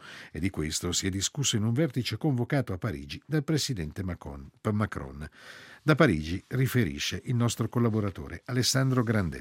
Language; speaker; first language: Italian; native; Italian